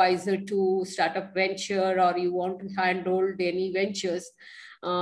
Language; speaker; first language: English; non-native, local second language; Kannada